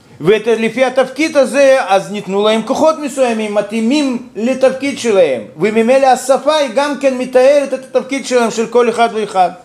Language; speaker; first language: Hebrew; non-native, fluent; Russian